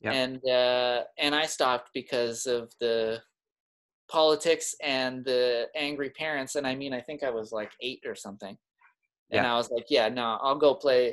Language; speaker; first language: English; native; English